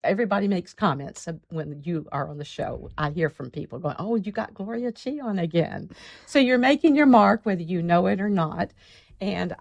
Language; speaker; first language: English; native; English